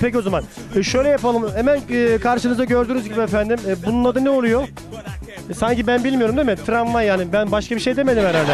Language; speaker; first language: Turkish; native; Turkish